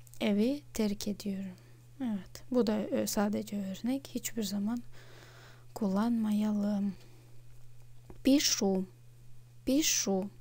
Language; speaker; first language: Turkish; non-native, fluent; Russian